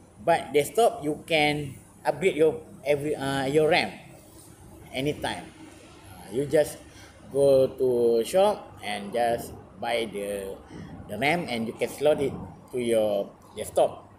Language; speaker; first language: English; non-native, learner; Malay